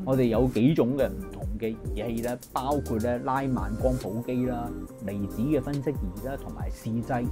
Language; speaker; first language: Cantonese; native; Cantonese